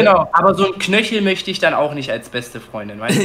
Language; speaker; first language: German; native; German